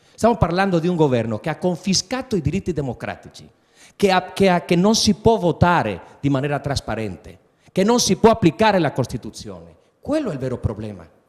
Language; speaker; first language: Italian; early bilingual, heritage; Spanish